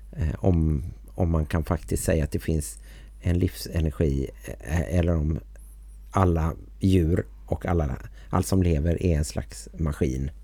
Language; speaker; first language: Swedish; native; Swedish